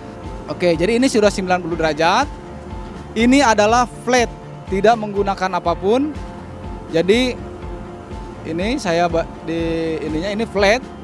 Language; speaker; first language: Indonesian; native; Indonesian